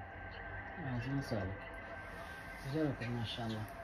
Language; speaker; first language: Turkish; native; Turkish